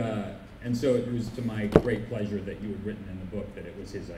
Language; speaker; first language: English; native; English